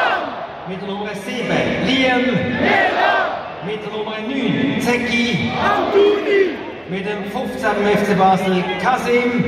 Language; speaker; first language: German; native; German